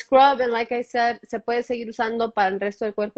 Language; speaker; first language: Spanish; early bilingual, heritage; Spanish